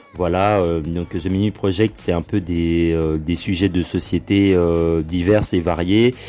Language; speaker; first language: French; early bilingual, other home language; Lingala